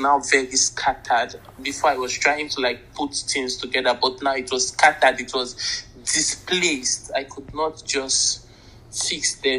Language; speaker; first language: English; non-native, local second language; Igbo